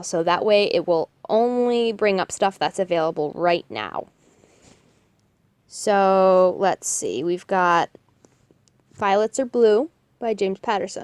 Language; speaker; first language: English; native; English